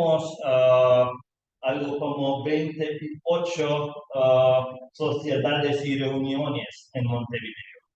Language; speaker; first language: Spanish; non-native, learner; Lithuanian